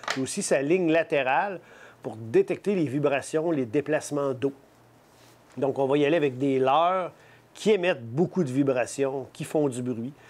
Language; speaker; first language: French; native; French